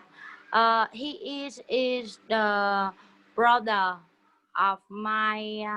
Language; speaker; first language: English; non-native, learner; Vietnamese